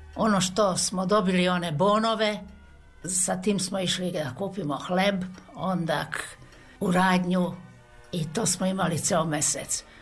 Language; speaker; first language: Serbian; non-native, local second language; Hungarian